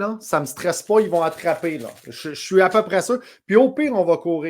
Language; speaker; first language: French; native; French